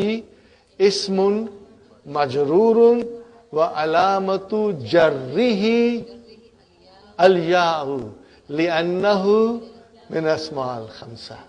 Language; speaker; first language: Arabic; non-native, fluent; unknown